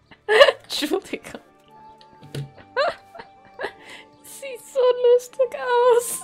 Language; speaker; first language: German; non-native, learner; Dutch